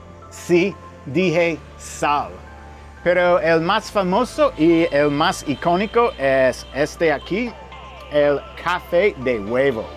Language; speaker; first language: Spanish; non-native, fluent; English